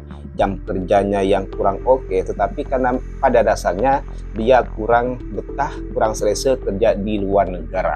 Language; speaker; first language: Indonesian; native; Indonesian